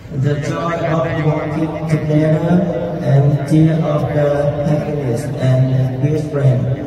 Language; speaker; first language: English; non-native, learner; Vietnamese